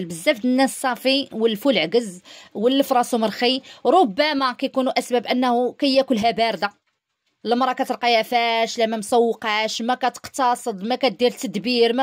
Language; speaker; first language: Arabic; native; Arabic